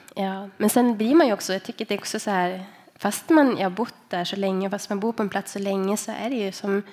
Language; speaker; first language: Swedish; native; Swedish